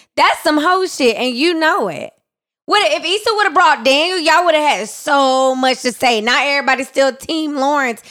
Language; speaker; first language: English; native; English